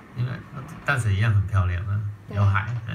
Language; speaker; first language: Chinese; native; Chinese